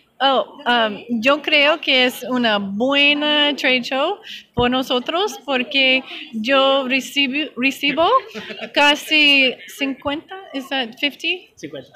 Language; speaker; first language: Spanish; non-native, learner; English